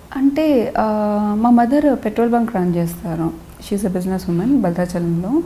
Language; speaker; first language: Telugu; non-native, local second language; Lambadi